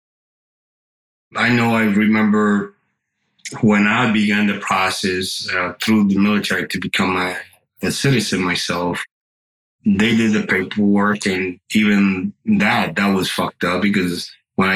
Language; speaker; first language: English; non-native, fluent; Spanish